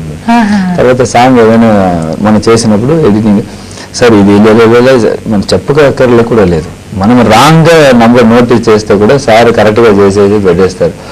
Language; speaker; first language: Telugu; non-native, learner; Tamil